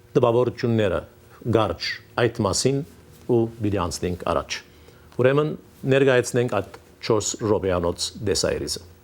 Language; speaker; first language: Armenian; early bilingual, heritage; Armenian